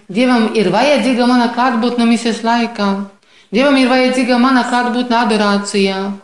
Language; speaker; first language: Latvian; non-native, fluent; Polish